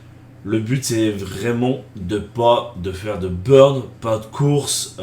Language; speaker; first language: French; native; French